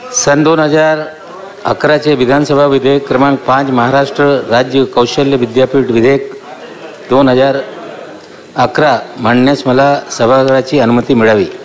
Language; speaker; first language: Marathi; non-native, local second language; Urdu